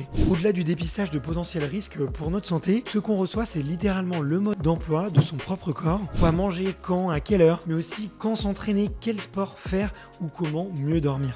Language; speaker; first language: French; native; French